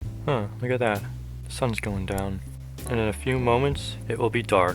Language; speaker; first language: English; native; English